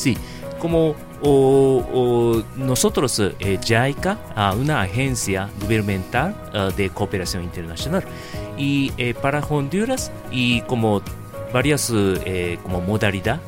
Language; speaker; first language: Spanish; non-native, learner; Japanese